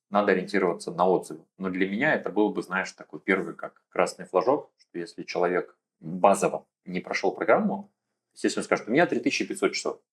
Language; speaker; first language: Russian; native; Russian